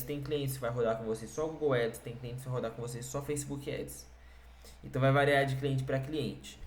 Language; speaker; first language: Portuguese; native; Portuguese